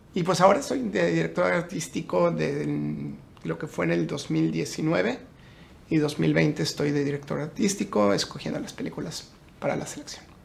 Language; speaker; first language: Spanish; native; Spanish